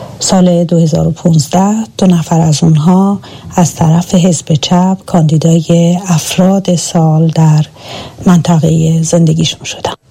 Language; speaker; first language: Persian; native; Persian